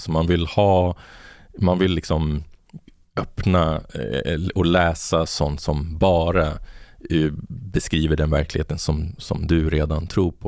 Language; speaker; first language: Swedish; native; Swedish